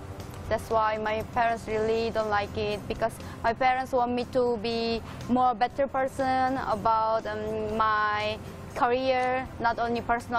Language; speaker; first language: English; non-native, fluent; Korean